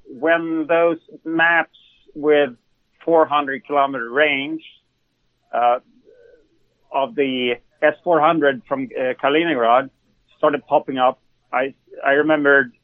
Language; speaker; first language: English; non-native, fluent; Swedish